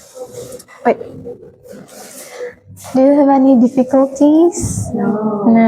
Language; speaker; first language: English; non-native, fluent; Indonesian